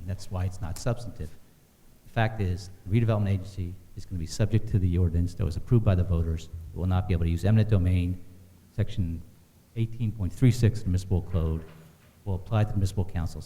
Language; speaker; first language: English; native; English